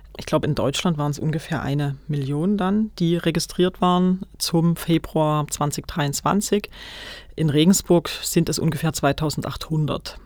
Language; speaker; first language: German; native; German